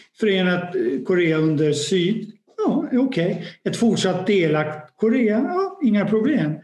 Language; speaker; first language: Swedish; native; Swedish